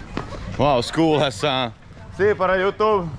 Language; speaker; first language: Spanish; non-native, learner; Finnish